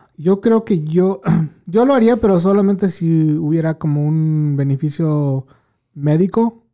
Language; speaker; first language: Spanish; early bilingual, heritage; Spanish